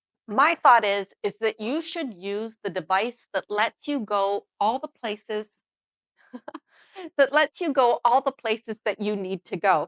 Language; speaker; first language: English; native; English